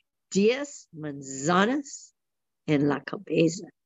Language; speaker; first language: Spanish; non-native, learner; English